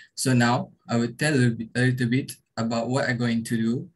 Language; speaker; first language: English; non-native, local second language; Malay